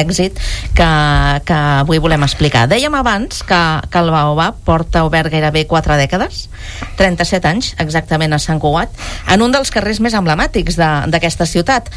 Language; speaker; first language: Catalan; native; Catalan